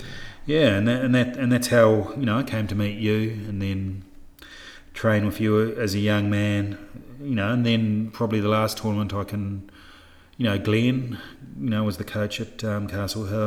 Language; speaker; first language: English; native; English